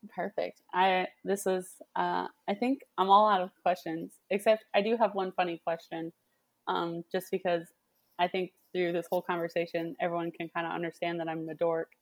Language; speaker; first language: English; native; English